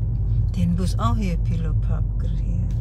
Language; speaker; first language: German; non-native, learner; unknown